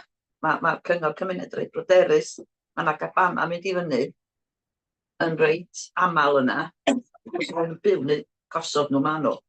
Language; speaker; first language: Welsh; native; Welsh